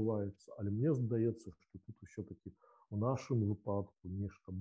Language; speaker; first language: Polish; non-native, learner; Belarusian